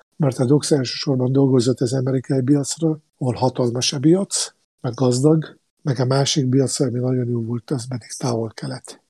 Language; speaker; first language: Hungarian; non-native, fluent; Arabic